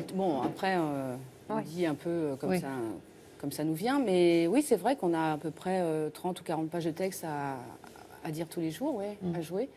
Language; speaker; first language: French; native; French